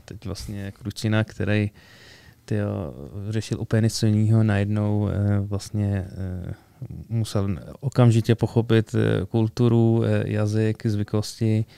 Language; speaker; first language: Czech; early bilingual, other home language; Arabic